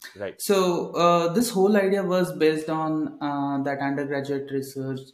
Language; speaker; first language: English; non-native, local second language; Telugu